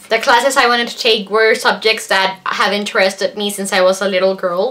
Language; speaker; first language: English; non-native, fluent; Spanish